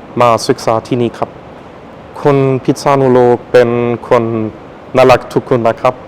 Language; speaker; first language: Thai; non-native, fluent; German